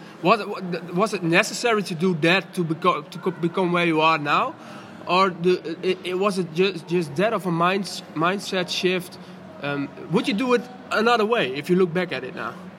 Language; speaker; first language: English; non-native, fluent; Dutch